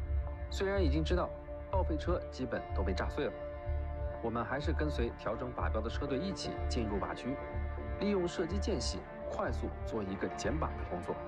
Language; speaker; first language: Chinese; native; Chinese